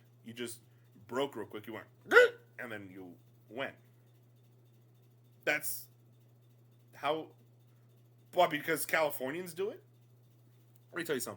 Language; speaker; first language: English; native; English